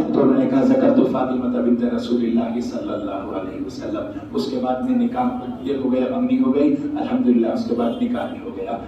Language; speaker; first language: Urdu; native; Urdu